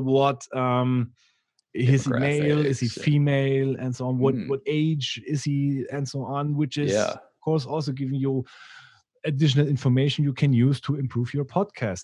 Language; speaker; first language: English; non-native, fluent; German